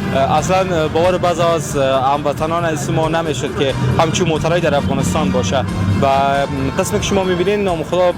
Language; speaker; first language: Persian; native; Persian